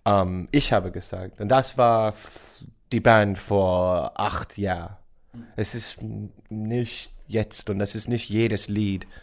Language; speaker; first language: German; non-native, learner; English